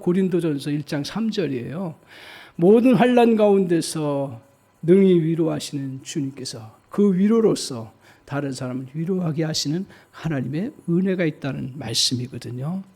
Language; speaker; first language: Korean; native; Korean